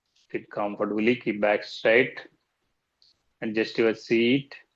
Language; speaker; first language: English; non-native, local second language; Telugu